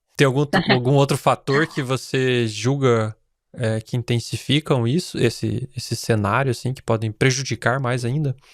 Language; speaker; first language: Portuguese; native; Portuguese